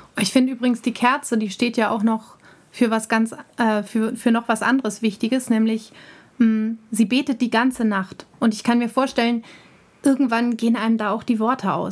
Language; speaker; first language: German; native; German